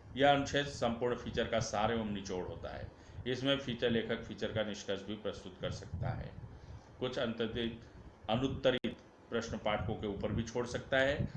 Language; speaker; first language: Hindi; native; Hindi